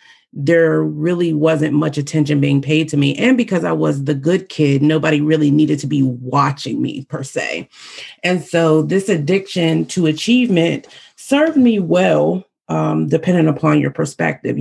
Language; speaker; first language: English; native; English